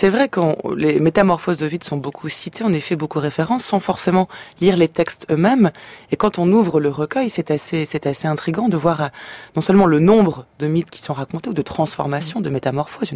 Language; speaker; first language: French; native; French